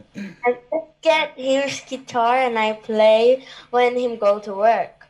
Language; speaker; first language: English; non-native, learner; Thai